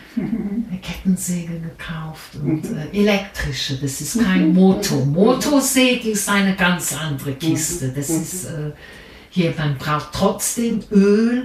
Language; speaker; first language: German; non-native, fluent; English